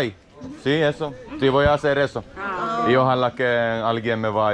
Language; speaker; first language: Spanish; non-native, learner; Finnish